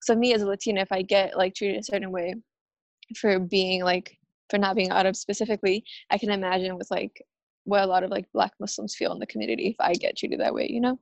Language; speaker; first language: English; early bilingual, other home language; Spanish